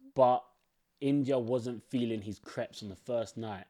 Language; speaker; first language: English; early bilingual, other home language; Yoruba